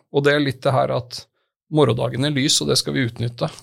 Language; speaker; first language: Norwegian; native; Norwegian